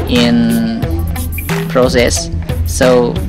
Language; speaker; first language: English; non-native, learner; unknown